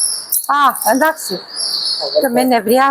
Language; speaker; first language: Greek; non-native, learner; Armenian